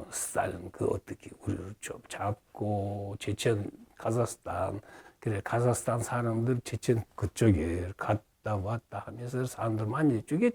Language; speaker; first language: Korean; early bilingual, heritage; Russian